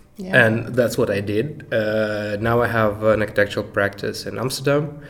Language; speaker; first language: English; non-native, fluent; Ukrainian